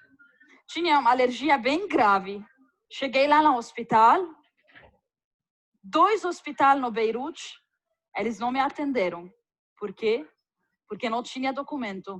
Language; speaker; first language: Portuguese; non-native, fluent; Arabic